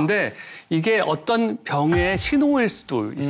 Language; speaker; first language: Korean; native; Korean